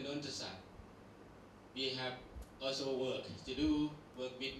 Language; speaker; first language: English; non-native, learner; Thai